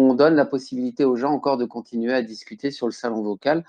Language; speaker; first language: French; native; French